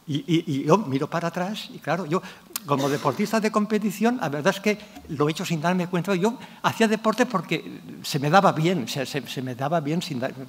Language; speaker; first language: Spanish; non-native, local second language; Catalan